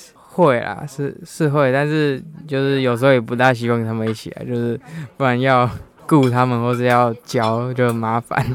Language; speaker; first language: Chinese; native; Chinese